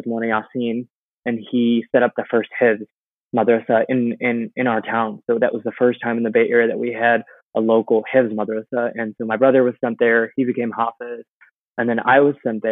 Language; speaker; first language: English; native; English